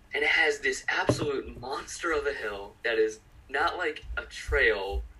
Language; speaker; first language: English; native; English